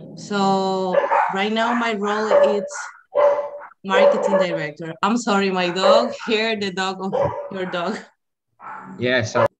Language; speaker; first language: English; non-native, fluent; Spanish